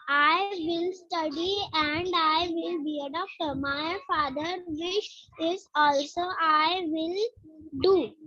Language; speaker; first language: English; non-native, learner; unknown